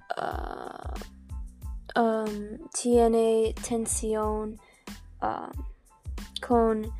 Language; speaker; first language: Spanish; non-native, learner; English